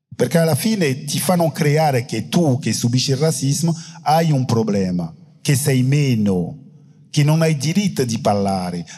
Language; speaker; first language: Italian; non-native, fluent; French